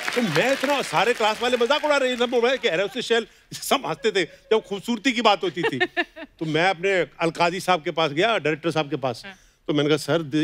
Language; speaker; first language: Hindi; native; Hindi